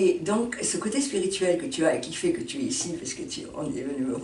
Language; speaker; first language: French; native; French